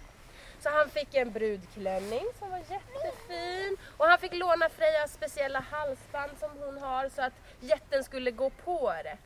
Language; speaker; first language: Swedish; native; Swedish